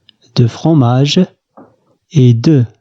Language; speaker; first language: French; non-native, fluent; Arabic